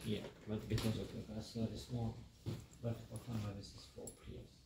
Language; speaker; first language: English; non-native, learner; French